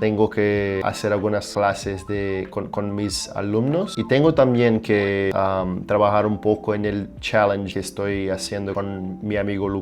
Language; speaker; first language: Spanish; non-native, fluent; Portuguese